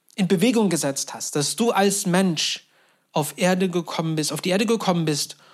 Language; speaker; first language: German; non-native, fluent; Turkish